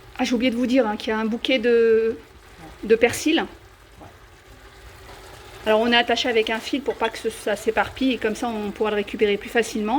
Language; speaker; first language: French; native; French